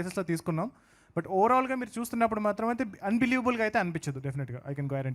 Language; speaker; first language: Telugu; native; Telugu